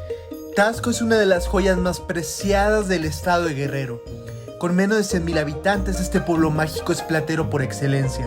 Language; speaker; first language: Spanish; native; Spanish